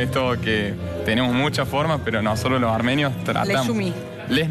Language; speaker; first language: Spanish; native; Spanish